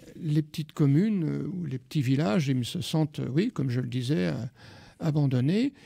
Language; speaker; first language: French; native; French